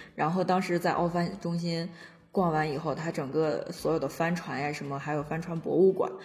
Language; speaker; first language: Chinese; native; Chinese